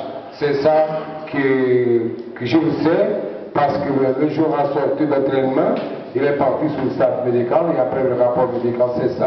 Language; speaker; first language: French; non-native, learner; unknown